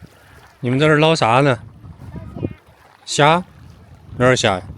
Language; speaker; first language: Chinese; native; Chinese